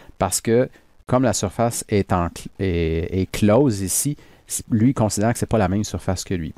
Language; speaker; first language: French; native; French